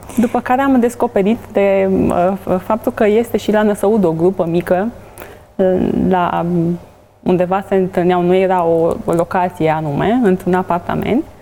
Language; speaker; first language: Romanian; native; Romanian